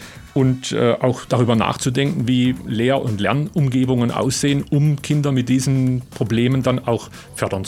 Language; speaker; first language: German; native; German